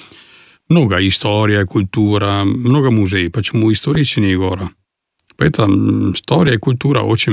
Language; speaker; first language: Russian; non-native, learner; Italian